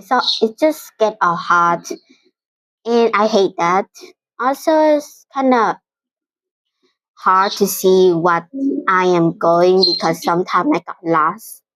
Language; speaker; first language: English; non-native, fluent; Vietnamese